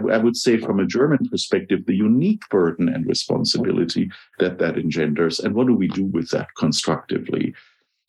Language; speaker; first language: English; non-native, fluent; German